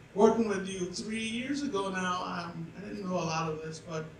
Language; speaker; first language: English; non-native, fluent; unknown